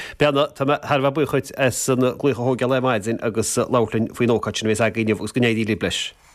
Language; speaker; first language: Irish; native; Irish